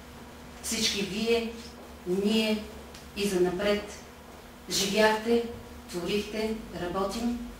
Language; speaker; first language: Bulgarian; native; Bulgarian